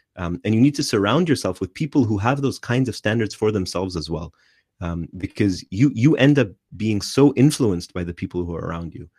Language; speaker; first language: English; non-native, fluent; Arabic